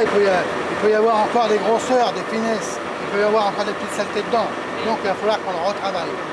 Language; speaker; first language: French; native; French